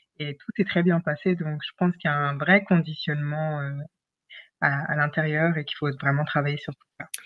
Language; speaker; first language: French; early bilingual, other home language; Wolof